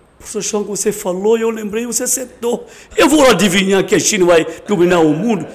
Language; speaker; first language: Portuguese; non-native, fluent; Chinese